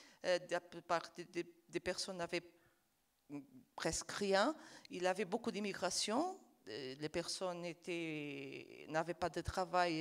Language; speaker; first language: French; non-native, fluent; Portuguese